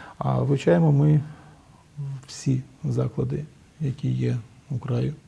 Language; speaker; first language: Ukrainian; native; Ukrainian